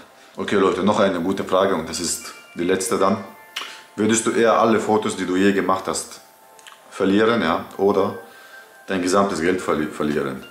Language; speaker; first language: German; early bilingual, other home language; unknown